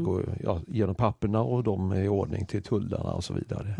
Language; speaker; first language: Swedish; native; Swedish